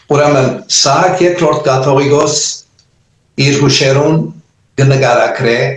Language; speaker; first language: Armenian; early bilingual, heritage; Armenian